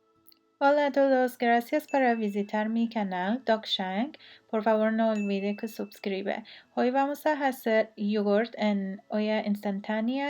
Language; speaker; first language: Spanish; non-native, learner; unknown